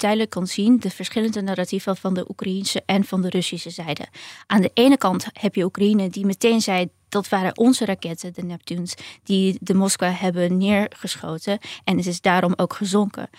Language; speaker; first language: Dutch; early bilingual, other home language; Ukrainian